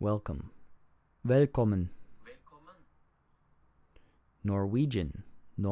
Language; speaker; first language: Norwegian; non-native, learner; English